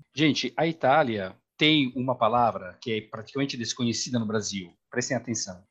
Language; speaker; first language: Portuguese; non-native, fluent; Italian